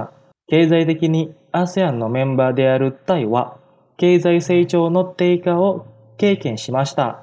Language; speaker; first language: Japanese; non-native, fluent; Indonesian